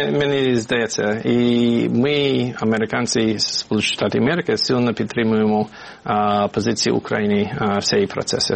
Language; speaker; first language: Ukrainian; non-native, learner; English